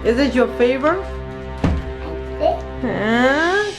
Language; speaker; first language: English; non-native, learner; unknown